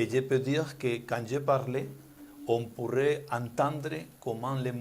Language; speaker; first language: French; non-native, learner; Spanish